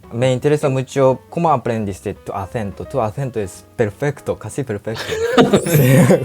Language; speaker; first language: Spanish; non-native, learner; Japanese